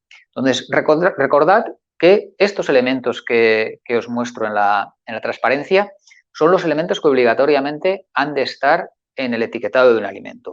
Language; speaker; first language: Spanish; native; Spanish